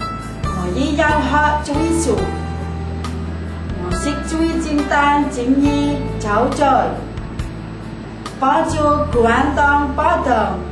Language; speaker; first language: Cantonese; non-native, learner; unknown